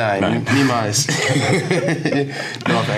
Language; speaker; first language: German; non-native, learner; English